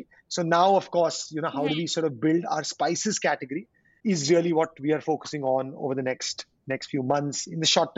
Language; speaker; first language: English; non-native, local second language; Hindi